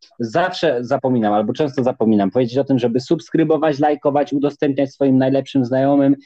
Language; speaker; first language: Polish; native; Polish